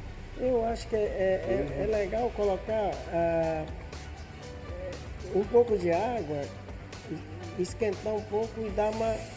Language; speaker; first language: Portuguese; non-native, fluent; Japanese